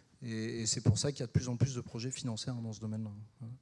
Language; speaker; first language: French; native; French